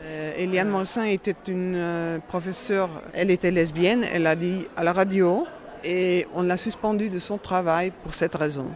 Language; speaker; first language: French; non-native, fluent; Dutch